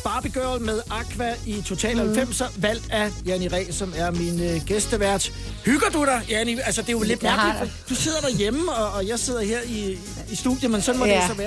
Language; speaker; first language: Danish; native; Danish